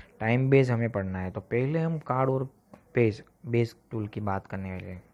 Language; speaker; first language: Hindi; non-native, local second language; Gujarati